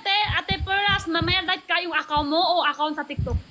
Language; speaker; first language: Filipino; non-native, learner; Chinese